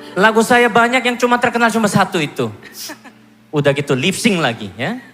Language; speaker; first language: Indonesian; non-native, fluent; Korean